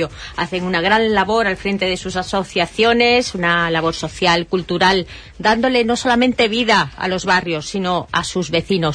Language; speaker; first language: Spanish; native; Spanish